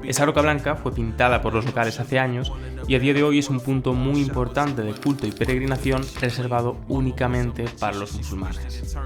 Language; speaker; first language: Spanish; native; Spanish